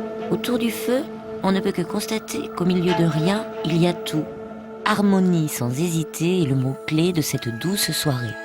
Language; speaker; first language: French; native; French